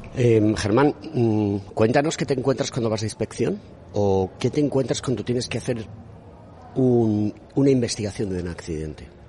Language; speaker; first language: Spanish; native; Spanish